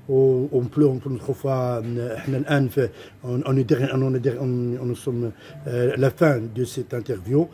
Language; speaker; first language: French; non-native, local second language; Arabic